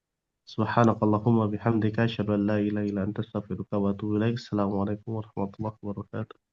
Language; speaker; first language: Arabic; non-native, fluent; Indonesian